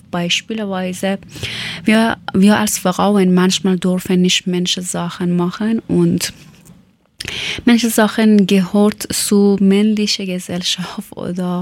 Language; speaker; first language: German; non-native, learner; Persian